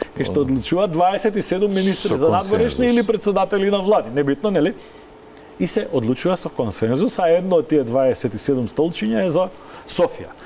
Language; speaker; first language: Macedonian; native; Macedonian